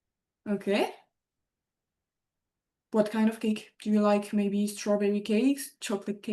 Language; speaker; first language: English; non-native, fluent; French